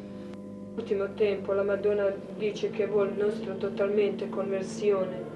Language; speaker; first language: Italian; non-native, learner; Croatian